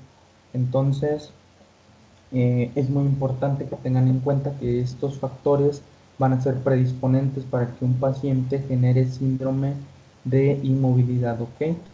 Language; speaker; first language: Spanish; native; Spanish